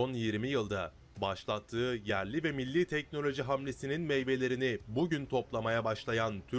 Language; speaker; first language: Turkish; native; Turkish